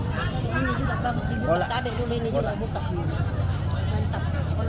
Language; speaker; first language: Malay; non-native, local second language; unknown